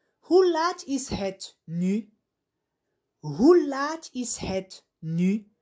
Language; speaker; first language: Dutch; non-native, fluent; Arabic